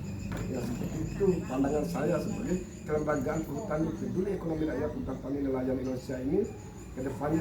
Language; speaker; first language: Indonesian; non-native, local second language; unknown